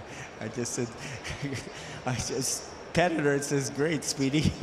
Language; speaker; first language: English; native; English